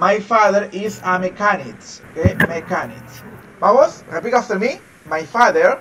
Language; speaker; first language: English; non-native, fluent; Spanish